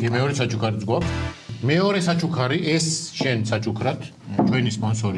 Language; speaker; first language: Georgian; native; Georgian